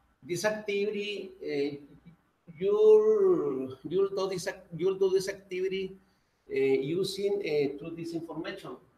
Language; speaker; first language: English; non-native, learner; Spanish